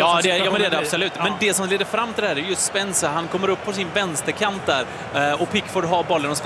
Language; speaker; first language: Swedish; native; Swedish